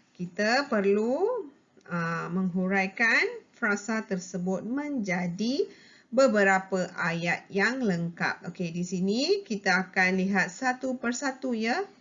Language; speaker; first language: Malay; non-native, local second language; Tamil